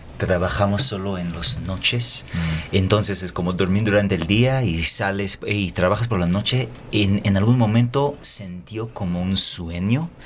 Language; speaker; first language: Spanish; non-native, fluent; Hebrew